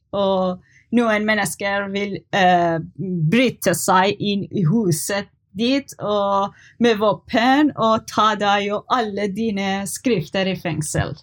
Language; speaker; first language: Norwegian; non-native, learner; Persian